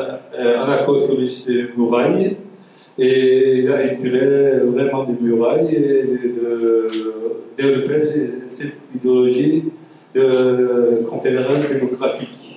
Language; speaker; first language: French; non-native, fluent; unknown